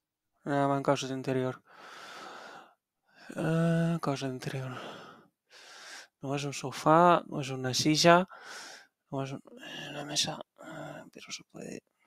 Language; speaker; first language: Spanish; non-native, fluent; Dutch